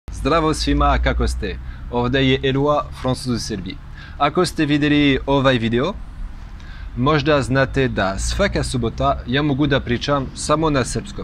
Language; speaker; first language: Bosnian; non-native, learner; French